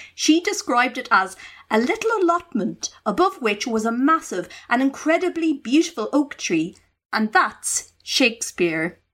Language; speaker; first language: English; native; English